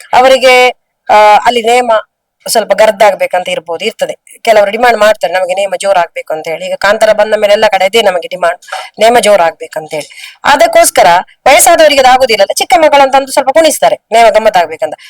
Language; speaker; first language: Kannada; non-native, local second language; Tulu